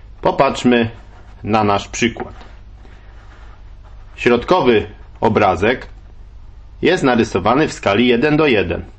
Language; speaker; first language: Polish; native; Polish